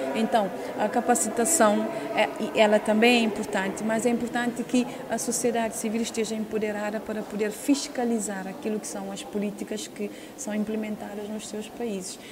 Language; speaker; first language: Portuguese; non-native, local second language; Kabuverdianu